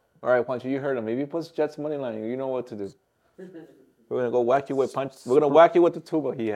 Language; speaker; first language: English; early bilingual, other home language; Spanish